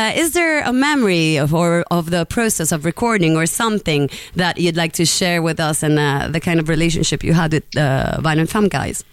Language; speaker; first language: English; non-native, fluent; Italian